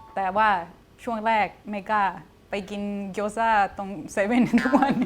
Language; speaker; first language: Thai; non-native, fluent; Portuguese